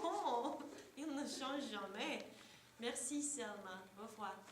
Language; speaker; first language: French; non-native, learner; English